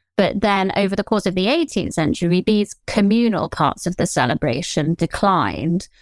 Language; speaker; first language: English; native; English